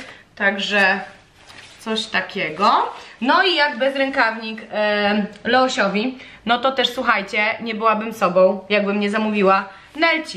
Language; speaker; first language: Polish; native; Polish